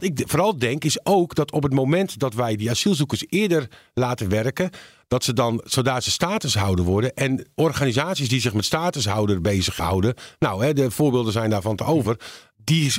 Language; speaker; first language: Dutch; native; Dutch